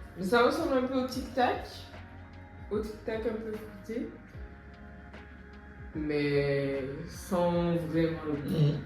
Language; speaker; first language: French; native; French